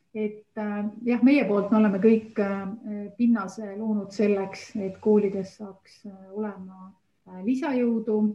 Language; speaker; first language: Estonian; native; Estonian